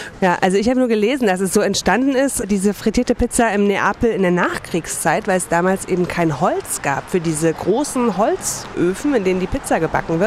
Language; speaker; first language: German; native; German